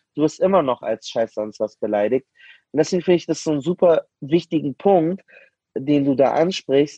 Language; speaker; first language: German; native; German